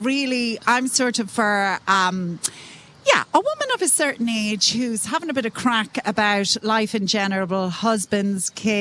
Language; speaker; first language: English; native; English